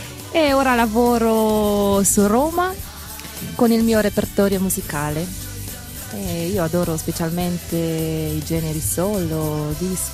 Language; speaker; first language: Italian; non-native, fluent; Romanian